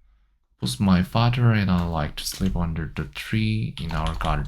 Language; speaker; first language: English; non-native, fluent; Korean